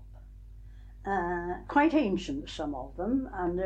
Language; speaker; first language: English; native; English